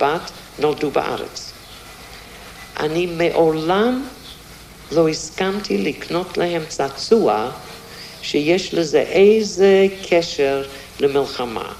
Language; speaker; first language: Hebrew; non-native, fluent; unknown